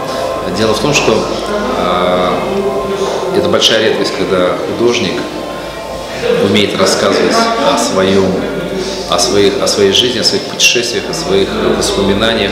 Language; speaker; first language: Russian; native; Russian